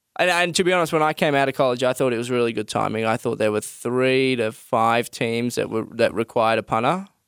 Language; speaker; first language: English; native; English